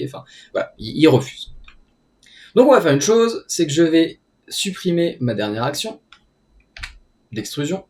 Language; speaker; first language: French; native; French